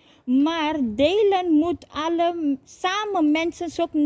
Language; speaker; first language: Dutch; non-native, learner; Hindi